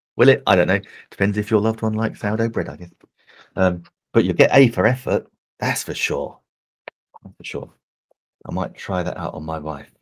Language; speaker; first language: English; native; English